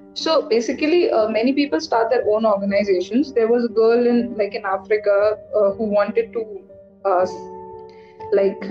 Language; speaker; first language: English; non-native, local second language; Hindi